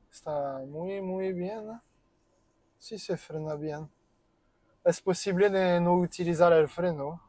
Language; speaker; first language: Spanish; non-native, learner; French